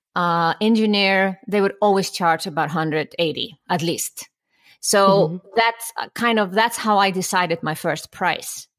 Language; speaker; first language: English; non-native, fluent; Icelandic